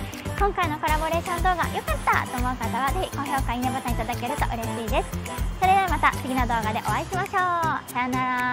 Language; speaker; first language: Japanese; native; Japanese